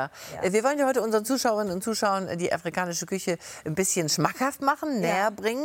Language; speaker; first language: German; native; German